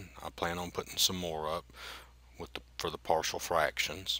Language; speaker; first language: English; native; English